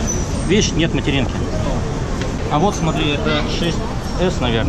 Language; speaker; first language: Russian; native; Russian